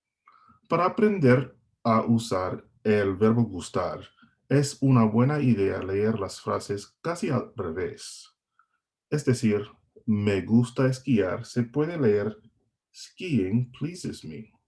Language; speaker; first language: Spanish; non-native, fluent; English